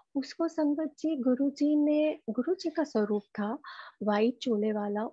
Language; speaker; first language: Hindi; native; Hindi